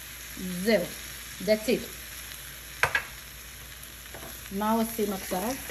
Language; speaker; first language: Hebrew; non-native, fluent; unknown